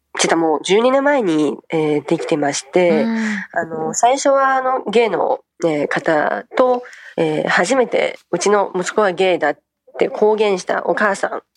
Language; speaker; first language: Japanese; non-native, fluent; Chinese